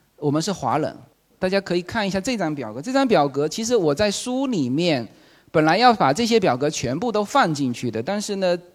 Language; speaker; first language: Chinese; native; Chinese